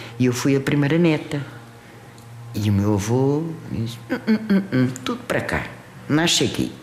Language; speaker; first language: Portuguese; early bilingual, other home language; French